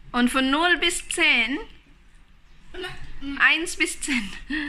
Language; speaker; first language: German; non-native, learner; Cebuano